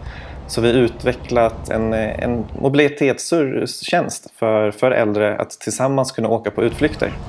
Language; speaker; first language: Swedish; native; Swedish